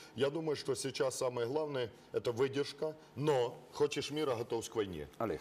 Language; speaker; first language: Russian; non-native, local second language; Ukrainian